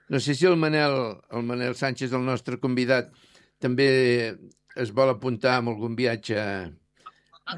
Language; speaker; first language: Catalan; native; Catalan